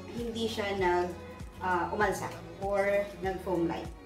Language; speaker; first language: Filipino; native; Filipino